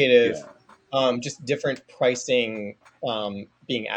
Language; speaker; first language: English; native; English